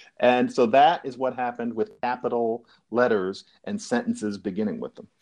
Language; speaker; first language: English; native; English